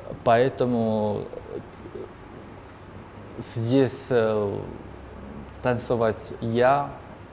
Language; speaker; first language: Russian; non-native, learner; Korean